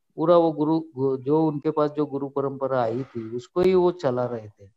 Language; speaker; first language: Hindi; non-native, local second language; Marathi